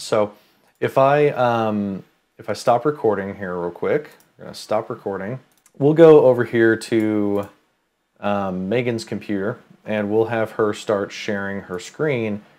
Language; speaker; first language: English; native; English